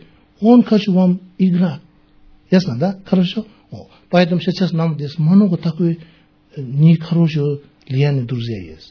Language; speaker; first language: Russian; non-native, learner; Tibetan